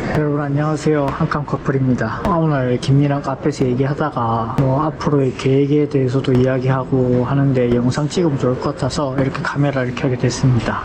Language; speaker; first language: Korean; native; Korean